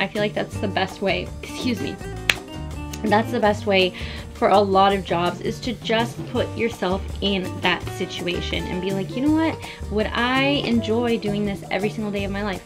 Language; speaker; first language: English; early bilingual, other home language; Spanish